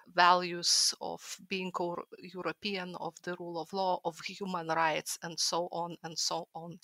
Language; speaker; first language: English; non-native, fluent; Lithuanian